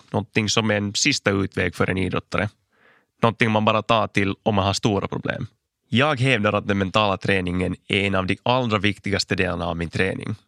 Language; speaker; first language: Swedish; native; Swedish